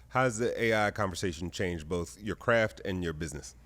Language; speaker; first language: English; native; English